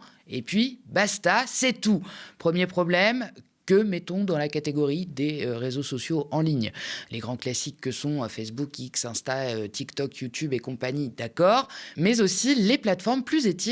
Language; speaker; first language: French; native; French